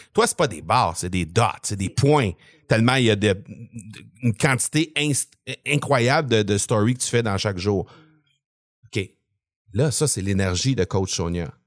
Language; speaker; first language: French; native; French